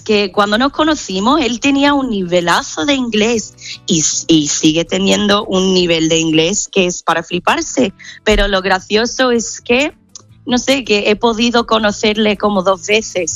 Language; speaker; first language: Spanish; non-native, fluent; English